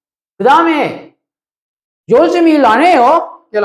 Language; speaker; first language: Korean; non-native, fluent; Sinhala